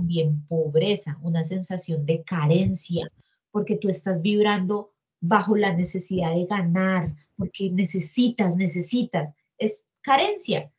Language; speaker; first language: Spanish; native; Spanish